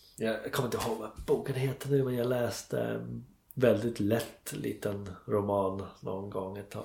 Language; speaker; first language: Swedish; non-native, fluent; English